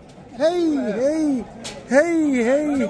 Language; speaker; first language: Arabic; native; Arabic